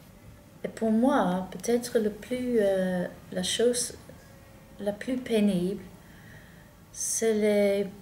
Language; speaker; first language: French; non-native, fluent; English